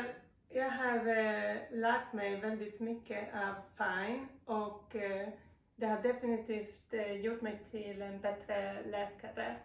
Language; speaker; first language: Swedish; non-native, fluent; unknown